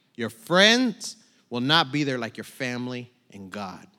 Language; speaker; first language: English; native; English